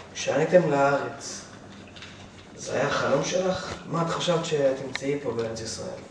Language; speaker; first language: Hebrew; native; Hebrew